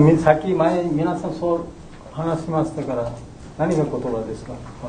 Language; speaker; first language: Japanese; non-native, learner; Bangla